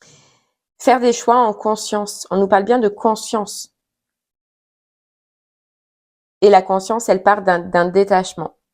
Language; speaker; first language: French; native; French